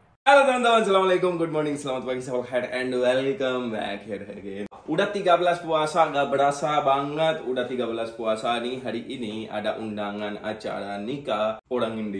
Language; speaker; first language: Indonesian; non-native, fluent; Urdu